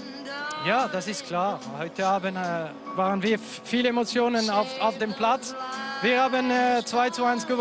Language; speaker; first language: German; non-native, local second language; French